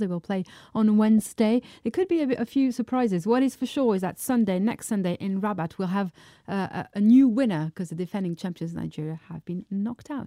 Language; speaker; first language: English; non-native, fluent; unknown